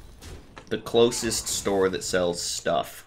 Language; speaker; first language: English; native; English